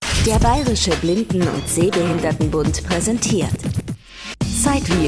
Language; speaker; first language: German; native; German